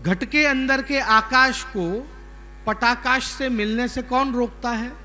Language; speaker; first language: Hindi; non-native, local second language; Gujarati